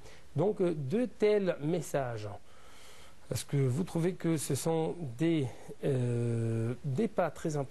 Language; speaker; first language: French; non-native, fluent; Arabic